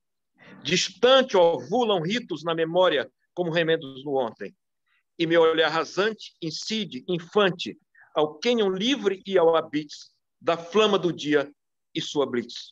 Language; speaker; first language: Portuguese; native; Portuguese